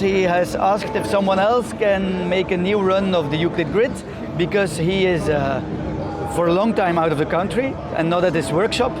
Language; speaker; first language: English; non-native, fluent; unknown